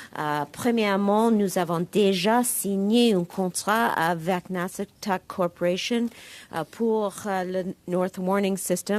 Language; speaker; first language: French; non-native, learner; English